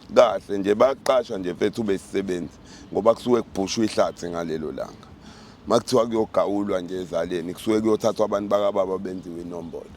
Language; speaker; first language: Zulu; native; Zulu